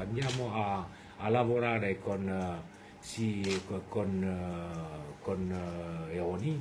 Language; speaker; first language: Italian; non-native, fluent; French